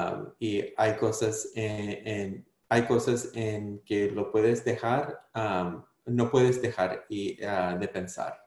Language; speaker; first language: Spanish; non-native, fluent; English